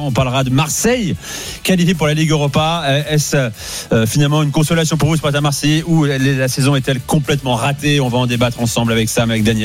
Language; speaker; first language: French; native; French